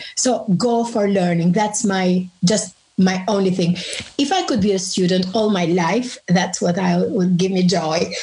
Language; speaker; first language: English; non-native, fluent; Albanian